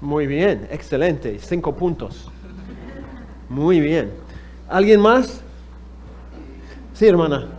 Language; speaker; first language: Spanish; non-native, fluent; English